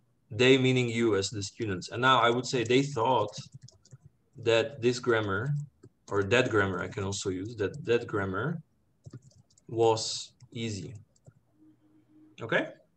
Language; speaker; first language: English; non-native, fluent; Czech